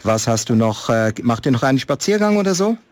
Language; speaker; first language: German; native; German